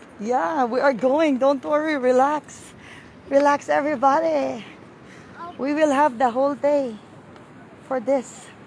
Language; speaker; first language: English; non-native, local second language; Filipino